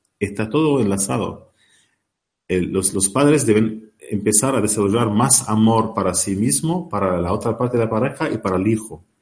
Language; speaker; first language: Spanish; non-native, learner; Arabic